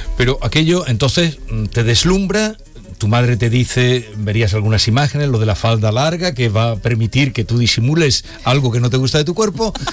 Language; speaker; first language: Spanish; native; Spanish